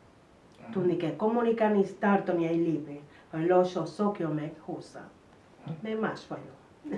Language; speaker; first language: Hungarian; non-native, learner; Spanish